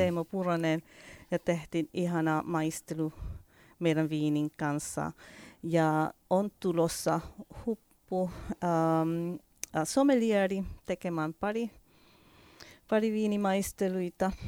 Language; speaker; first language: Finnish; non-native, learner; Spanish